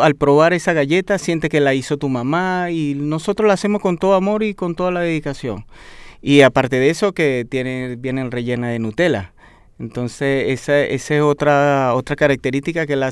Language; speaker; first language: Spanish; native; Spanish